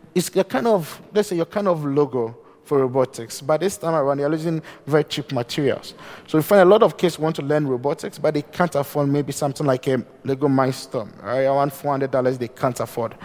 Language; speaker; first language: English; non-native, local second language; Akan